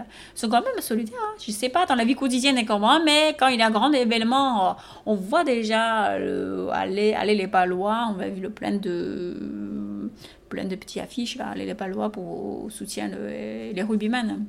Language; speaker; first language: French; non-native, fluent; Chinese